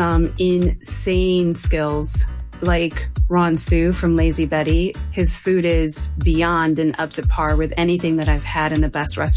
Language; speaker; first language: English; non-native, fluent; Spanish